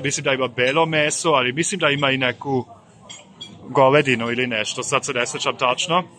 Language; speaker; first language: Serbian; non-native, fluent; German